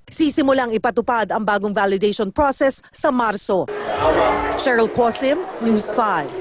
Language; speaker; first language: Filipino; native; Filipino